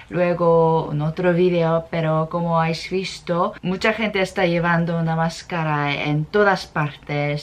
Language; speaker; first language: Spanish; non-native, fluent; Korean